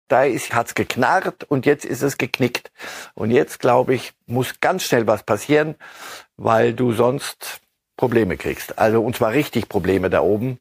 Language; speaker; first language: German; native; German